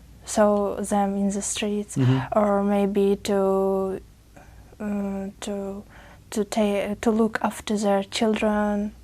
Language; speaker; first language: English; non-native, learner; Uzbek